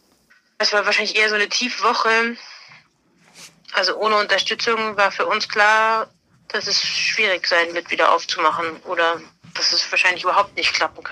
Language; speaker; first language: German; native; German